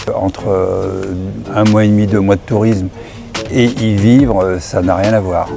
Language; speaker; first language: French; native; French